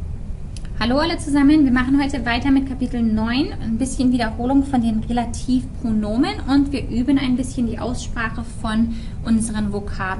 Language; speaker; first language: German; non-native, fluent; English